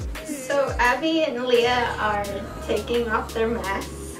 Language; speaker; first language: English; early bilingual, other home language; Spanish